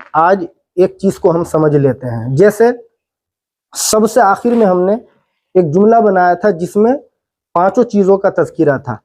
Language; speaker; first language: Urdu; native; Urdu